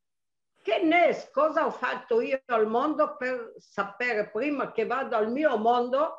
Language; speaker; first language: Italian; non-native, local second language; Arabic